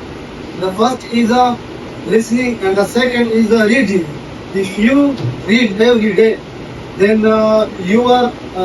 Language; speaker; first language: English; non-native, learner; Urdu